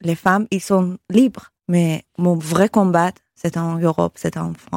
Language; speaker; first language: French; non-native, learner; Persian